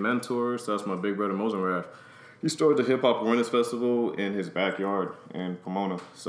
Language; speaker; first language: English; native; English